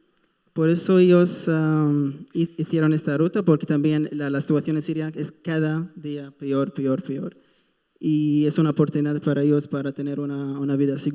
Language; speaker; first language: Spanish; non-native, fluent; Arabic